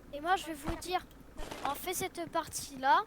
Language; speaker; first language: French; native; French